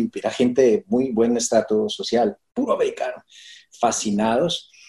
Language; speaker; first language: Spanish; native; Spanish